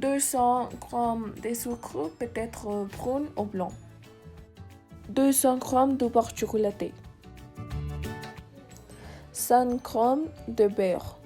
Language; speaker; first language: French; non-native, learner; Spanish